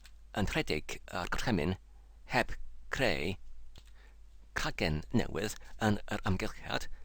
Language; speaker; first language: Welsh; non-native, learner; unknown